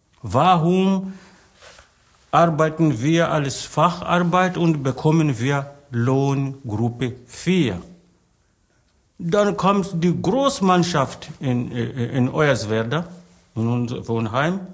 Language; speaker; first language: German; non-native, learner; Portuguese